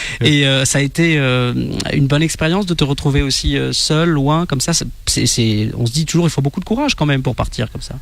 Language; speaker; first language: French; native; French